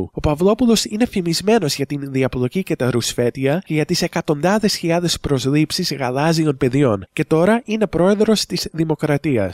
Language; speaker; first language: Greek; native; Greek